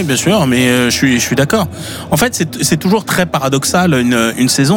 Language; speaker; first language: French; native; French